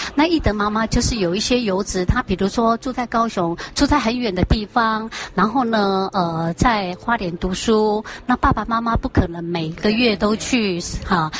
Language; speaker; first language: Chinese; native; Chinese